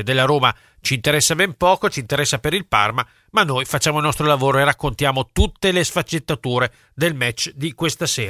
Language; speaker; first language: Italian; native; Italian